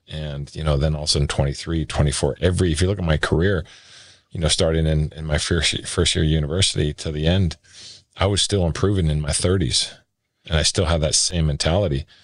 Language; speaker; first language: English; native; English